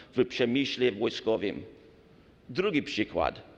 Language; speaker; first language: Polish; non-native, learner; English